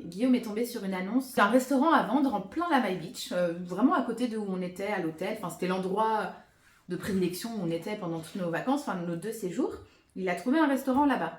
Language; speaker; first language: French; native; French